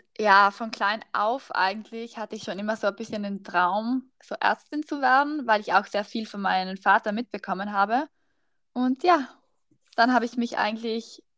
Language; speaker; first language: German; native; German